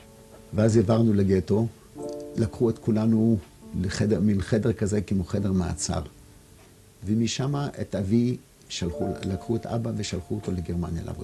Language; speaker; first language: Hebrew; non-native, fluent; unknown